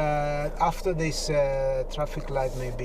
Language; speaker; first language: English; non-native, learner; Italian